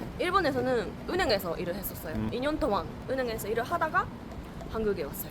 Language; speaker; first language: Korean; non-native, fluent; Japanese